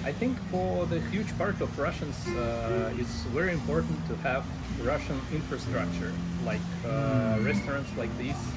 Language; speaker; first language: English; non-native, learner; Russian